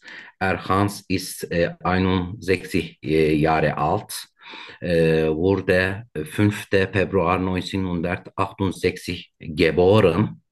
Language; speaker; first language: German; non-native, learner; Turkish